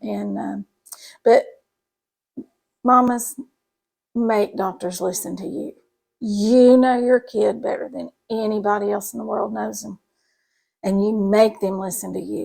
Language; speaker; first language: English; native; English